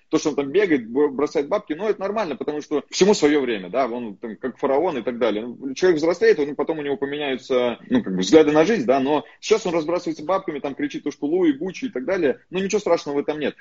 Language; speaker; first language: Russian; native; Russian